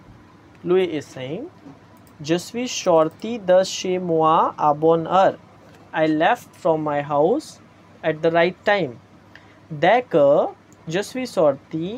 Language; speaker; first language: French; non-native, fluent; Hindi